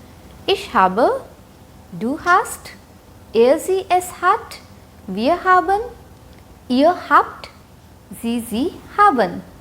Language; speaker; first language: German; non-native, fluent; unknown